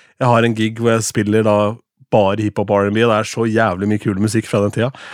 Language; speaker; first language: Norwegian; native; Norwegian